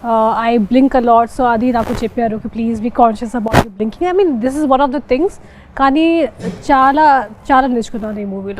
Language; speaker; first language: Telugu; non-native, fluent; Hindi